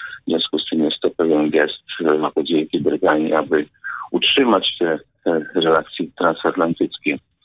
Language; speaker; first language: Polish; native; Polish